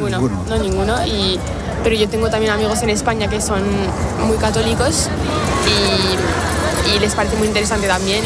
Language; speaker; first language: Spanish; non-native, fluent; French